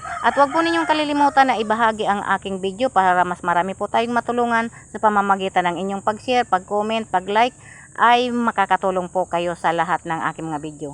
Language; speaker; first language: Filipino; non-native, local second language; Bikol